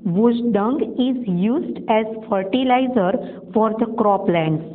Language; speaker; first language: English; non-native, local second language; Gujarati